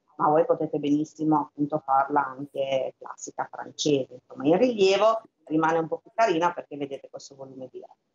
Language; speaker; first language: Italian; early bilingual, other home language; Albanian